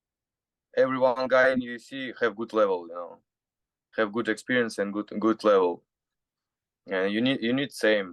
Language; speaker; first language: English; non-native, learner; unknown